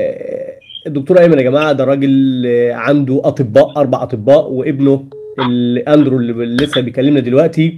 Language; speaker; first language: Arabic; native; Arabic